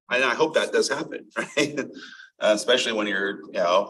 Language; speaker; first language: English; native; English